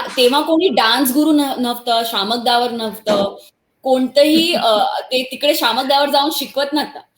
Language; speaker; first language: Marathi; non-native, local second language; Hindi